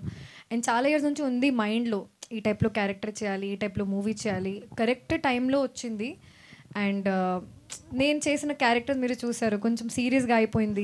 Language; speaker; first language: Telugu; non-native, local second language; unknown